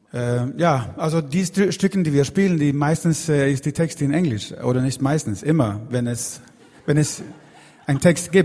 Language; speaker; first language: German; non-native, learner; Swedish